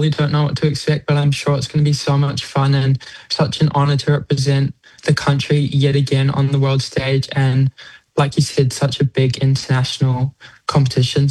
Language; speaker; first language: English; native; English